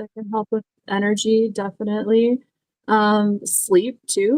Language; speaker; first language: English; native; English